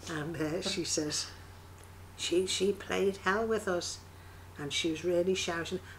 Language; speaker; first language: English; native; English